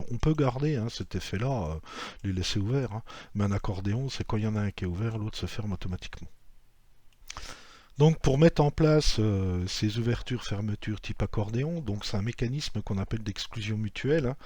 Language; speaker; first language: French; native; French